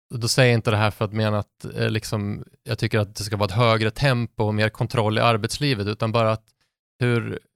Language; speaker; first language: Swedish; native; Swedish